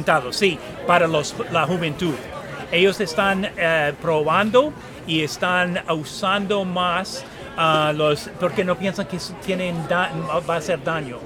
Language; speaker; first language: Spanish; non-native, fluent; English